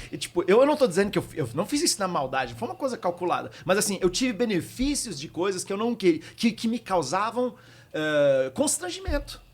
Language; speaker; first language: Portuguese; early bilingual, heritage; Portuguese